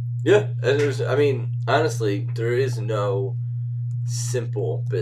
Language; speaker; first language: English; native; English